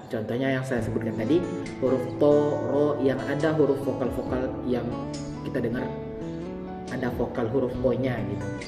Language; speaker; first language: Indonesian; non-native, local second language; Minangkabau